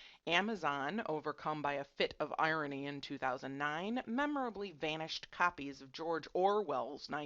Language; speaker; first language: English; native; English